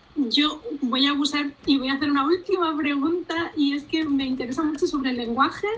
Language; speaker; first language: Spanish; native; Spanish